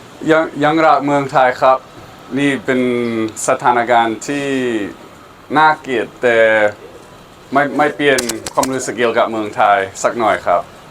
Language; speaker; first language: Thai; non-native, learner; English